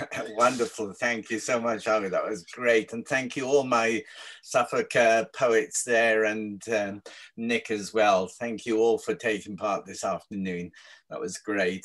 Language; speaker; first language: English; native; English